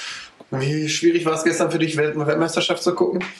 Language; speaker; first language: German; native; German